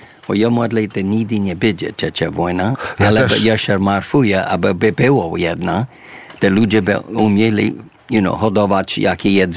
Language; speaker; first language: Polish; early bilingual, heritage; English